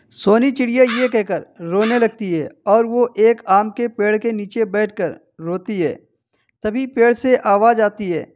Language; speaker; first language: Hindi; native; Hindi